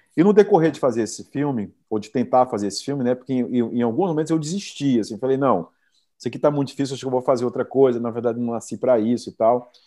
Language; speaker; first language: Portuguese; native; Portuguese